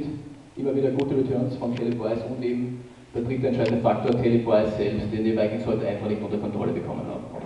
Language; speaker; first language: German; native; German